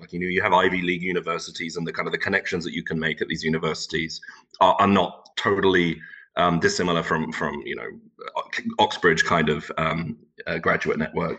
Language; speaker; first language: English; non-native, local second language; Turkish